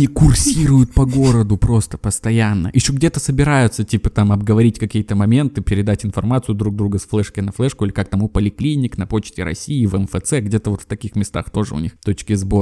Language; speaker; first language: Russian; native; Russian